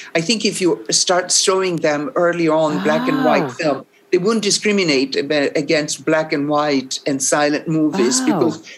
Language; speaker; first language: English; non-native, fluent; Italian